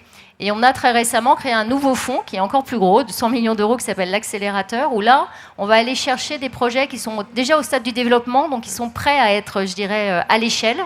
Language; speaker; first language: French; native; French